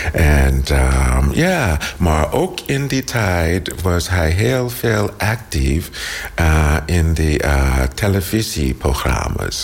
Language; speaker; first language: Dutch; non-native, learner; English